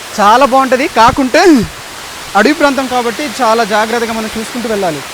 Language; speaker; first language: Telugu; native; Telugu